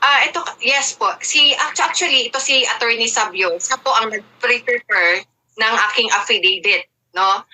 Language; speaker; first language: Filipino; native; Filipino